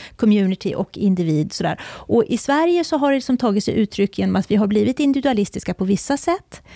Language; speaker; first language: Swedish; native; Swedish